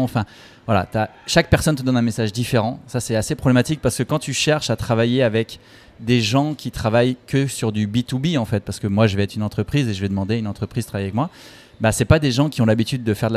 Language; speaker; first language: French; native; French